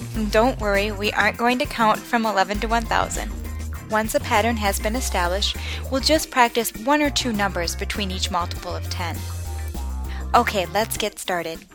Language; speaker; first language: English; native; English